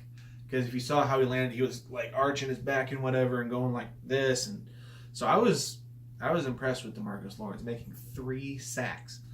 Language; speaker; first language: English; native; English